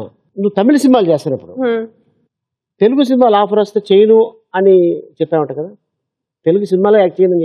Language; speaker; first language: Telugu; native; Telugu